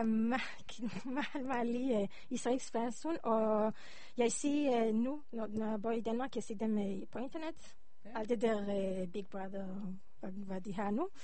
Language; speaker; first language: Danish; non-native, learner; Hebrew